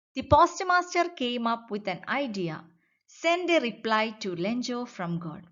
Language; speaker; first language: English; non-native, local second language; Malayalam